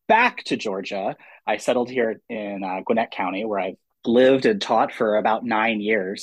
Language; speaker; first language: English; native; English